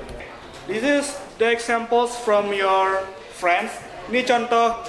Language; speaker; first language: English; non-native, fluent; Indonesian